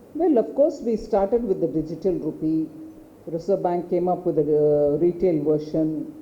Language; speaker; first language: English; non-native, local second language; Tamil